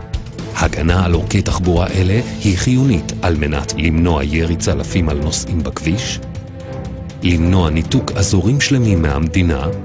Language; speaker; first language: Hebrew; native; Hebrew